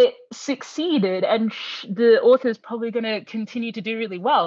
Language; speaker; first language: English; native; English